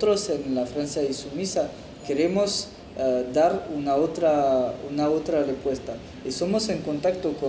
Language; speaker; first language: Spanish; non-native, fluent; French